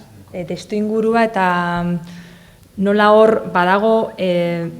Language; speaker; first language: Basque; non-native, local second language; Spanish